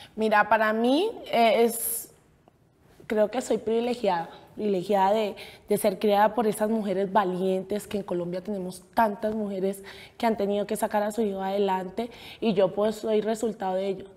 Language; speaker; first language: Spanish; native; Spanish